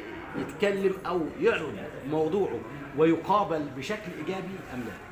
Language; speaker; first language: Arabic; native; Arabic